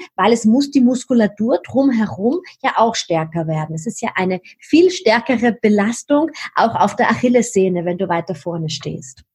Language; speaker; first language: German; native; German